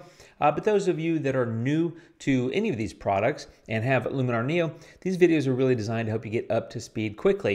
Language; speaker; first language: English; native; English